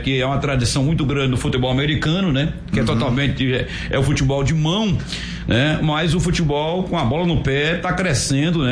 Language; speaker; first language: Portuguese; native; Portuguese